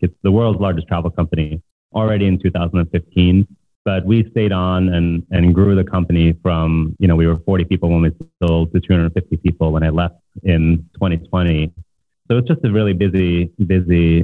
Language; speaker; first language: English; non-native, fluent; Norwegian